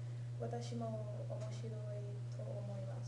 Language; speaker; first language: Japanese; non-native, learner; English